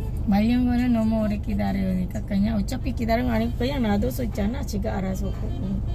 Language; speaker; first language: Korean; non-native, local second language; Filipino